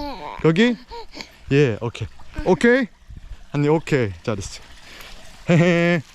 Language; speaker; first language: Korean; non-native, learner; English